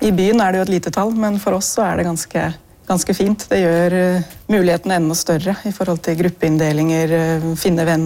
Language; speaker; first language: Norwegian; native; Norwegian